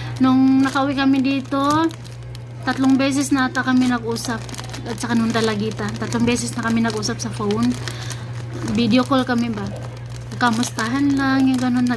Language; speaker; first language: Filipino; non-native, local second language; Cebuano